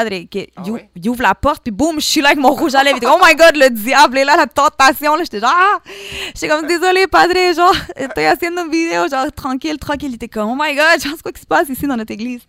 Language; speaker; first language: French; native; French